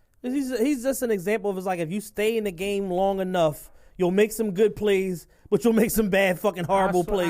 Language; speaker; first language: English; native; English